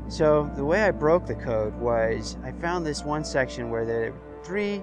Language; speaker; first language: English; native; English